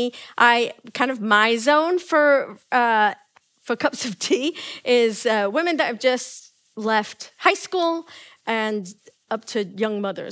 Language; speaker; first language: English; native; English